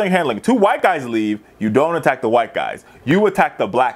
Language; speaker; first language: English; native; English